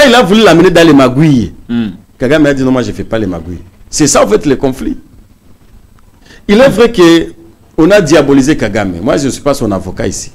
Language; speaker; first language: French; non-native, local second language; Swahili